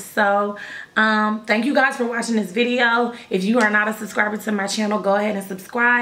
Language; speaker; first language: English; native; English